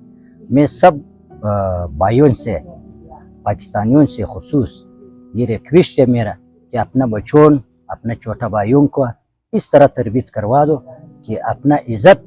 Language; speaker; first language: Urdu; non-native, local second language; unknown